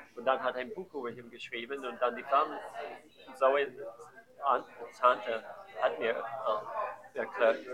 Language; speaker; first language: German; non-native, learner; English